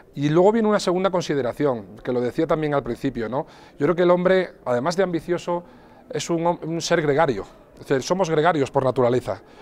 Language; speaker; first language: Spanish; native; Spanish